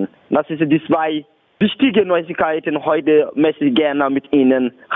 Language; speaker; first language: German; non-native, learner; Bambara